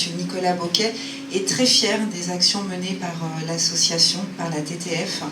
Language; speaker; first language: French; native; French